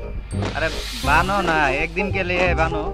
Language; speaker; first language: Hindi; non-native, learner; Bangla